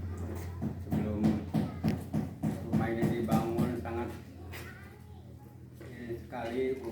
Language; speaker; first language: Indonesian; non-native, local second language; Sundanese